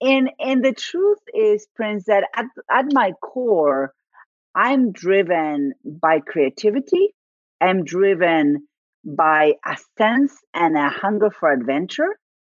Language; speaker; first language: English; non-native, fluent; Spanish